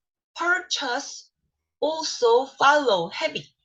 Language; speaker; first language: English; non-native, learner; Korean